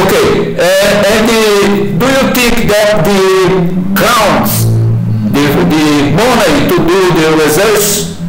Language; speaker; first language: English; non-native, learner; Portuguese